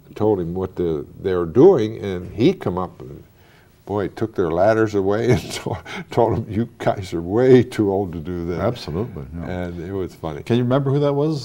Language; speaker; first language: English; native; English